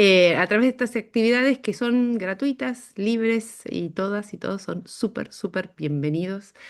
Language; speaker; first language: Spanish; native; Spanish